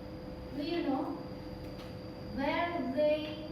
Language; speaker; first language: English; non-native, learner; Indonesian